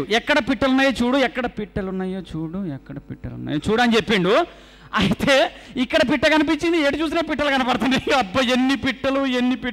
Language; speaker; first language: Telugu; native; Telugu